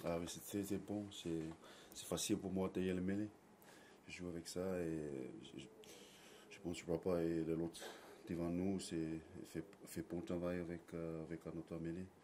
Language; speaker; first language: French; non-native, learner; English